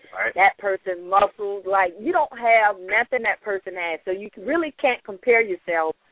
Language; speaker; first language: English; native; English